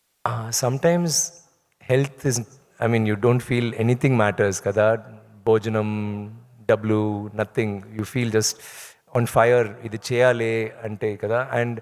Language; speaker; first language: Telugu; non-native, learner; Tamil